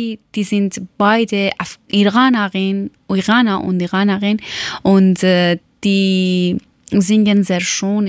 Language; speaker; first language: German; non-native, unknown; Persian